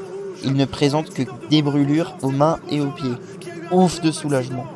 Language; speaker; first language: French; native; French